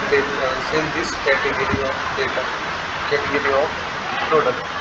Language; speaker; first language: English; non-native, learner; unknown